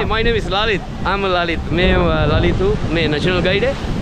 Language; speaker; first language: Hindi; non-native, local second language; Sinhala